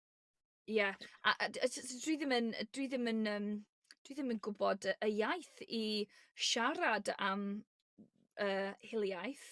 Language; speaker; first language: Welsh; non-native, learner; English